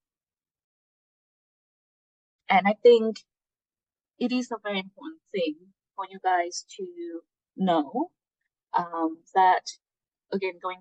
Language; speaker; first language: English; non-native, fluent; Vietnamese